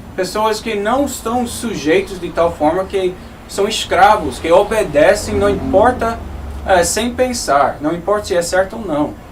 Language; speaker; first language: Portuguese; non-native, fluent; English